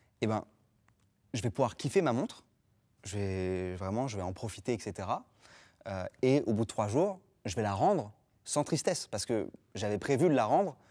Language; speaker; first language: French; native; French